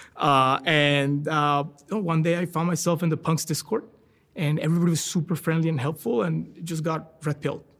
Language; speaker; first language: English; non-native, fluent; Spanish